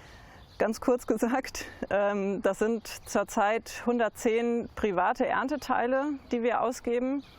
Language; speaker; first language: German; native; German